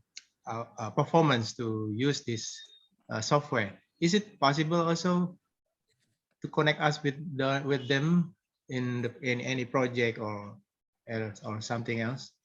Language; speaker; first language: English; non-native, fluent; Indonesian